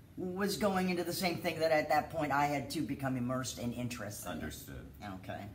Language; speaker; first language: English; native; English